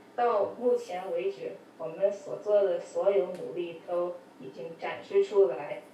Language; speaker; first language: Chinese; early bilingual, other home language; English